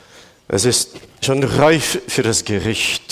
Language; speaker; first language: German; non-native, fluent; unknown